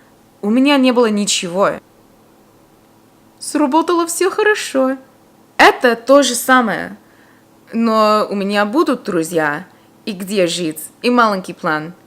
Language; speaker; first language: Russian; non-native, fluent; English